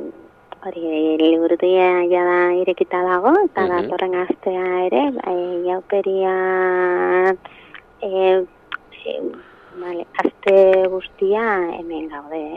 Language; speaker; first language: Basque; non-native, local second language; Spanish